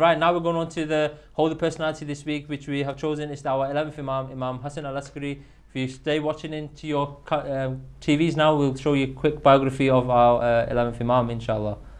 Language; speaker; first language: English; native; English